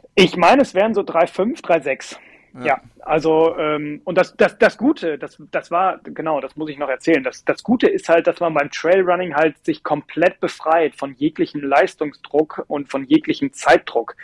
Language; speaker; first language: German; native; German